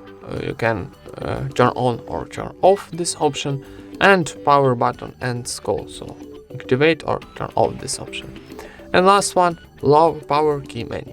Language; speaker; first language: English; non-native, fluent; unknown